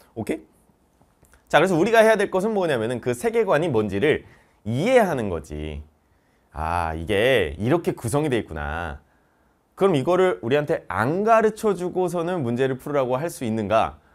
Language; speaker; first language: Korean; native; Korean